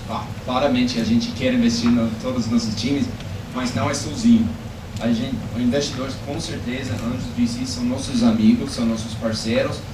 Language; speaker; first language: Portuguese; non-native, fluent; English